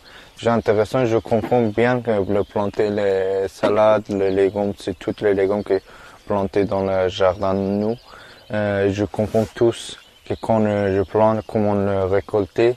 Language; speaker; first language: French; non-native, learner; Persian